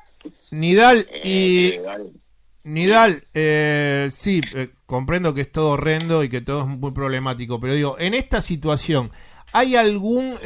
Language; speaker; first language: Spanish; native; Spanish